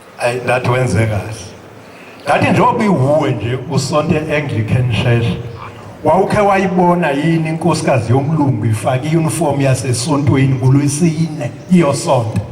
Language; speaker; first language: Zulu; non-native, local second language; Xhosa